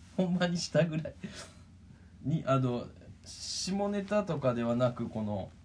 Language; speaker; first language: Japanese; native; Japanese